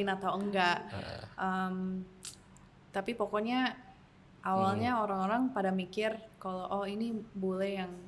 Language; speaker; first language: Indonesian; early bilingual, heritage; English